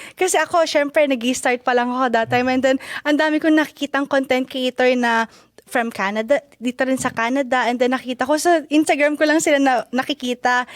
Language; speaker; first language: Filipino; native; Filipino